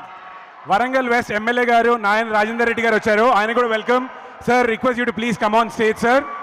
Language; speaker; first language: Telugu; native; Telugu